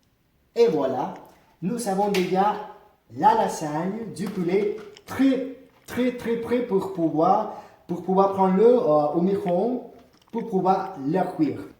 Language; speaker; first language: French; non-native, learner; Spanish